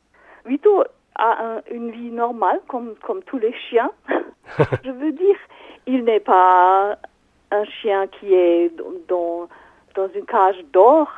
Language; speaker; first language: French; non-native, fluent; German